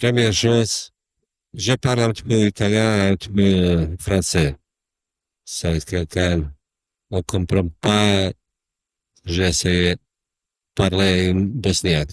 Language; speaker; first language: French; non-native, learner; Croatian